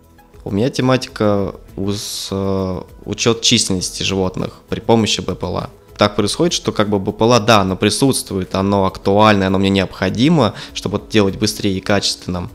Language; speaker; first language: Russian; native; Russian